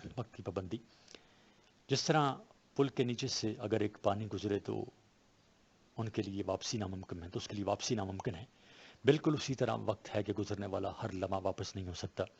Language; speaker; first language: Urdu; non-native, local second language; Pashto